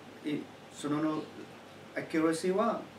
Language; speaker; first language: Japanese; non-native, learner; Chinese